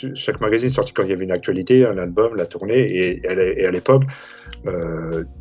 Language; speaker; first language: French; native; French